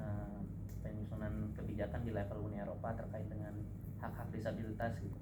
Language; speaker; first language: Indonesian; native; Indonesian